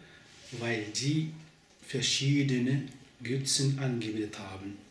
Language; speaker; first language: German; non-native, fluent; Arabic